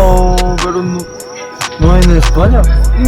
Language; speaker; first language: Spanish; non-native, learner; Korean